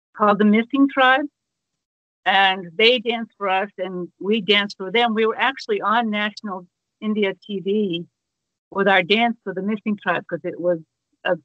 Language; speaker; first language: English; native; English